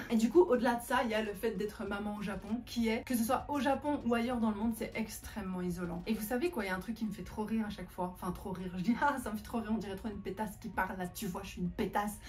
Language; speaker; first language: French; native; French